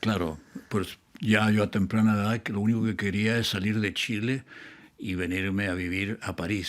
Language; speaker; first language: Spanish; native; Spanish